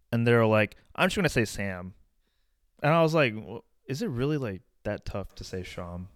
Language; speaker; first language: English; native; English